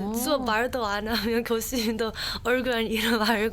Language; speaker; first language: Korean; early bilingual, heritage; Korean